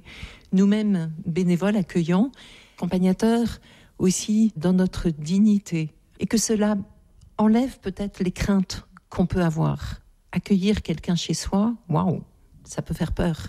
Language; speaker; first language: French; native; French